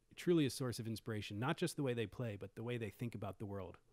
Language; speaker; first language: English; native; English